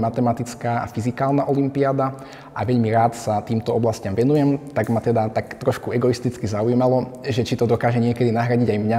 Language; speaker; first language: Slovak; native; Slovak